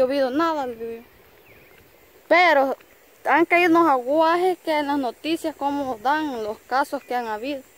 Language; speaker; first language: Spanish; native; Spanish